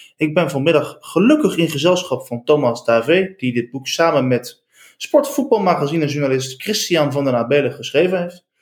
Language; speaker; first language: Dutch; native; Dutch